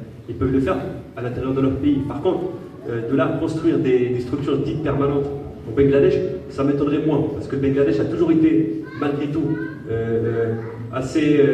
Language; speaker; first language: French; native; French